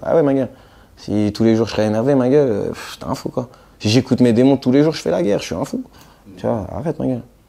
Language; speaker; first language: French; native; French